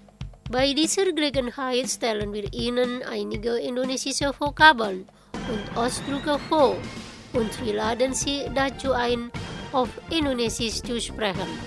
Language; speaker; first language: German; non-native, learner; Indonesian